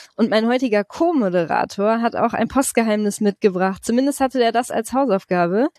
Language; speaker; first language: German; native; German